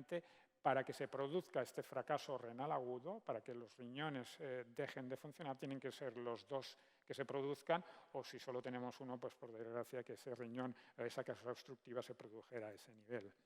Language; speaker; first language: Spanish; native; Spanish